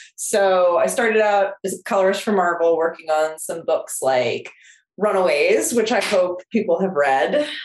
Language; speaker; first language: English; non-native, fluent; Korean